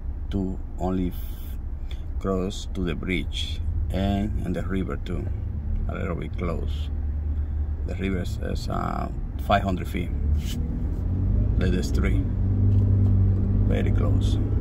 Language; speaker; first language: English; non-native, learner; Spanish